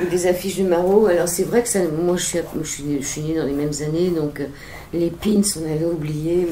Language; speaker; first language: French; native; French